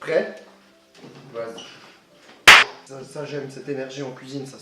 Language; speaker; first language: French; native; French